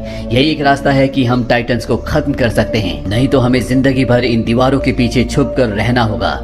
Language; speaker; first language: Hindi; native; Hindi